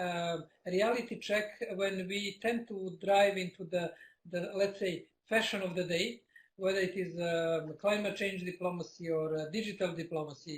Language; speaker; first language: English; non-native, fluent; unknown